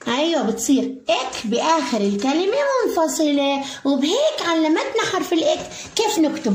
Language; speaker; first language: Arabic; native; Arabic